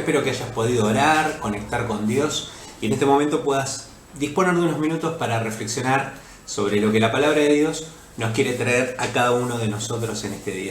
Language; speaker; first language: Spanish; native; Spanish